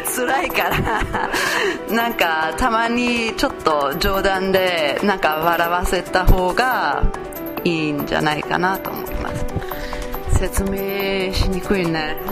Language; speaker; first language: Japanese; non-native, fluent; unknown